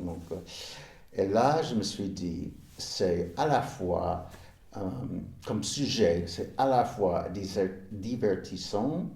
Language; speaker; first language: French; non-native, fluent; English